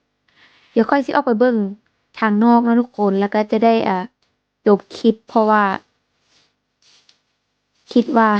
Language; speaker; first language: Thai; non-native, local second language; Lao